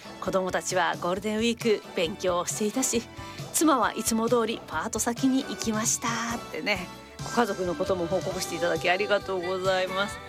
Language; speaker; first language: Japanese; native; Japanese